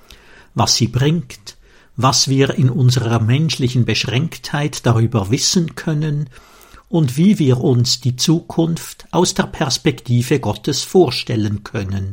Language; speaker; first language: German; native; German